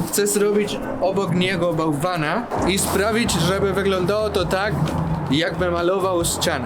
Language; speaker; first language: Polish; non-native, learner; Spanish